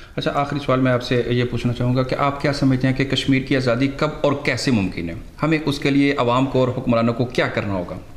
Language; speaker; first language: Urdu; non-native, local second language; Punjabi